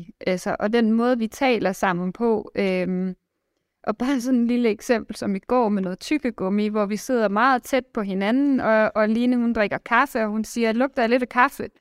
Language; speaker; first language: Danish; native; Danish